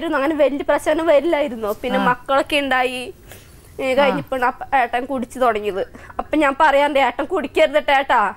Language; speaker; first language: Malayalam; native; Malayalam